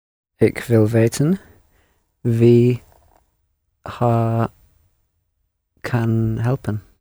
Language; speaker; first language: Dutch; non-native, learner; English